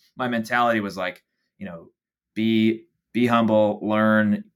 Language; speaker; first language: English; native; English